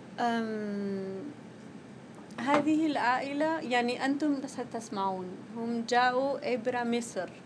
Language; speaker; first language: Arabic; non-native, fluent; Spanish